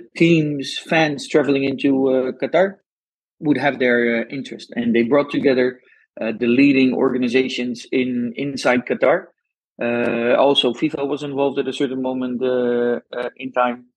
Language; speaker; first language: English; non-native, fluent; Dutch